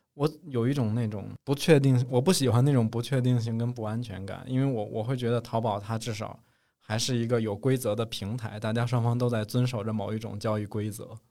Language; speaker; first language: Chinese; native; Chinese